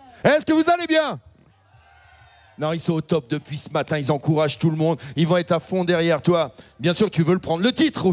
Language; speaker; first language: French; native; French